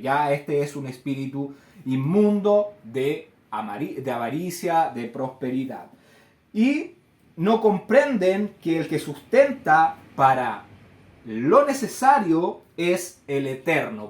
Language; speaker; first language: Spanish; native; Spanish